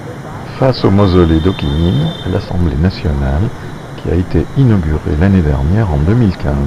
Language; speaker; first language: French; native; French